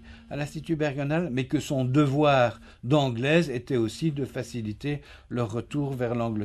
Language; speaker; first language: French; native; French